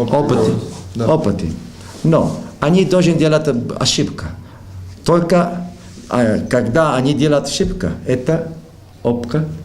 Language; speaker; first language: Russian; non-native, learner; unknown